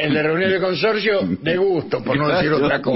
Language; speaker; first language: Spanish; native; Spanish